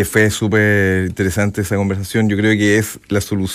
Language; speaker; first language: Spanish; native; Spanish